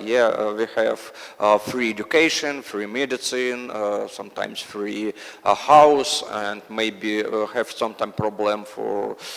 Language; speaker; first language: English; non-native, learner; Russian